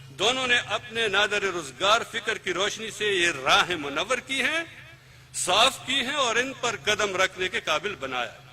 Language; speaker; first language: Urdu; non-native, local second language; Pashto